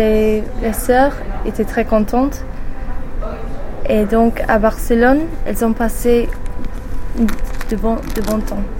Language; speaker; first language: French; non-native, learner; English